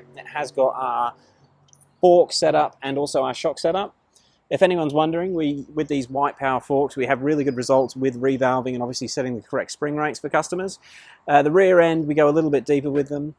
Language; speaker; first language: English; native; English